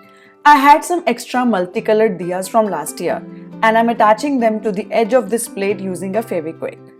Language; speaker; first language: English; non-native, local second language; Hindi